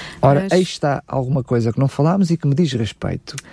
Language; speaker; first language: Portuguese; native; Portuguese